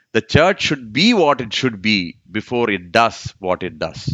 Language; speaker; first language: English; non-native, local second language; Malayalam